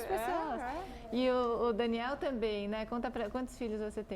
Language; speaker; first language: Portuguese; native; Portuguese